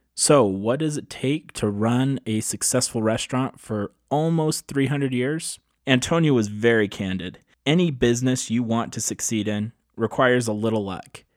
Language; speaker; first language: English; native; English